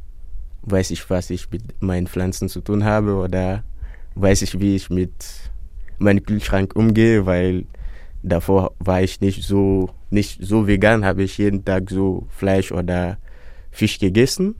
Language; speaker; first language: German; non-native, fluent; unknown